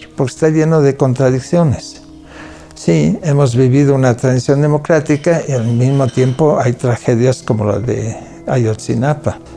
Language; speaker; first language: Spanish; non-native, local second language; Catalan